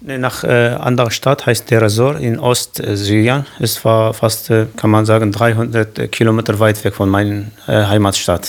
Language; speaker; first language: German; non-native, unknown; Kurdish